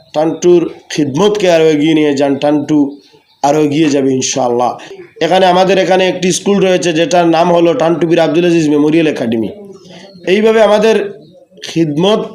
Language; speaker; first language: Bangla; non-native, local second language; Sylheti